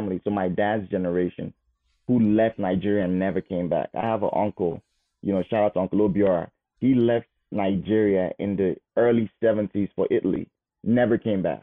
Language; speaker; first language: English; non-native, local second language; Igbo